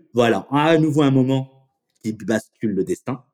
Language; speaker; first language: French; native; French